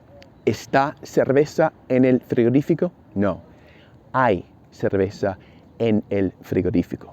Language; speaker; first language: Spanish; non-native, fluent; English